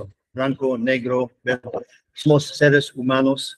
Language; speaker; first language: Spanish; non-native, fluent; English